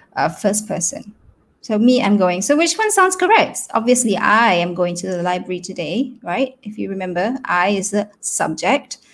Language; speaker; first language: English; non-native, local second language; Malay